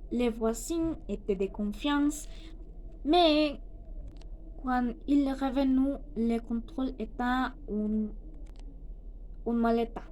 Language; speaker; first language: French; non-native, learner; Spanish